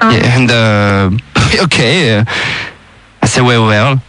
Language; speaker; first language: English; non-native, learner; French